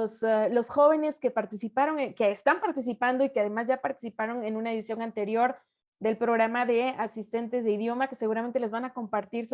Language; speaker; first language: Spanish; native; Spanish